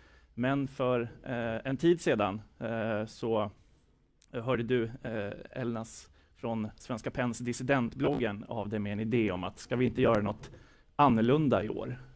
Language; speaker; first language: Swedish; native; Swedish